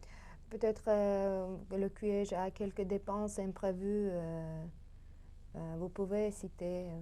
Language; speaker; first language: French; non-native, learner; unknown